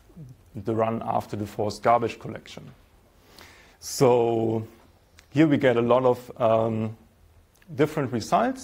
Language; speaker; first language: English; non-native, fluent; German